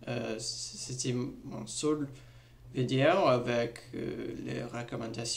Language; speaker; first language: French; non-native, learner; English